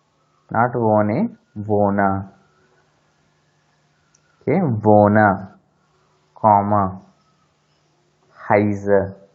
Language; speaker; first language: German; non-native, fluent; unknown